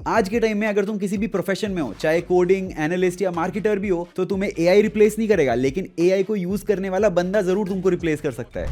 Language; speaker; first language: Hindi; native; Hindi